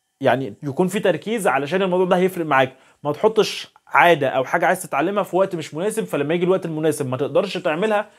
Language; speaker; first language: Arabic; native; Arabic